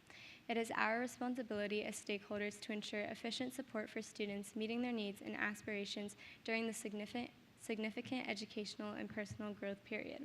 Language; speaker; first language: English; native; English